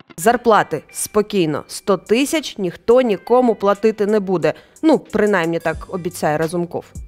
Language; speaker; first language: Ukrainian; native; Ukrainian